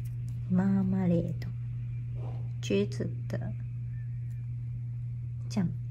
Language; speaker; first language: Japanese; native; Japanese